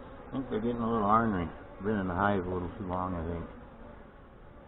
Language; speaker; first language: English; native; English